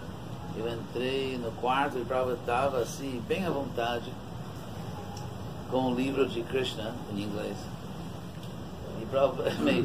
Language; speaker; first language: Portuguese; non-native, fluent; English